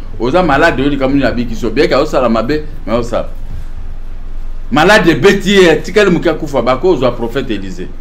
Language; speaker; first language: Lingala; native; Lingala